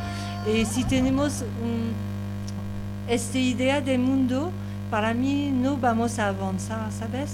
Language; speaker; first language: Spanish; non-native, learner; French